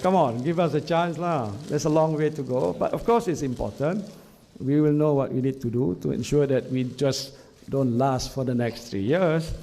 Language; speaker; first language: English; non-native, local second language; Malay